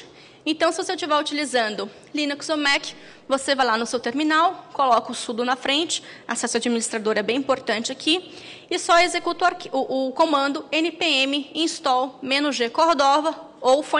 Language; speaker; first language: Portuguese; native; Portuguese